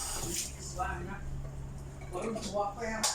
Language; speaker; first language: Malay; non-native, local second language; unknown